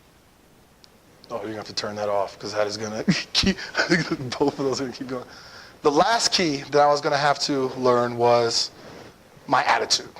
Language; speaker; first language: English; native; English